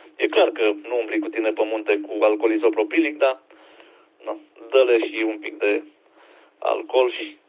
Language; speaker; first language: Romanian; native; Romanian